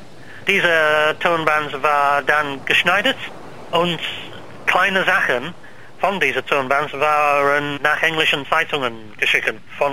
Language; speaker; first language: German; non-native, learner; English